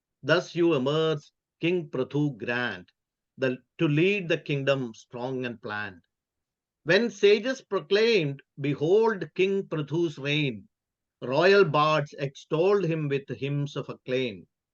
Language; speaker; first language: English; non-native, local second language; Malayalam